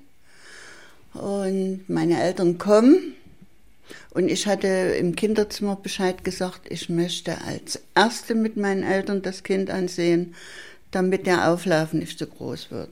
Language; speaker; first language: German; native; German